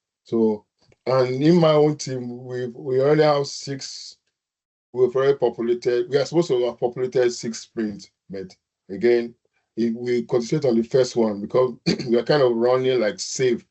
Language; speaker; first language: English; non-native, local second language; Yoruba